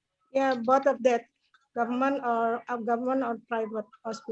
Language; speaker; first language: English; non-native, learner; Indonesian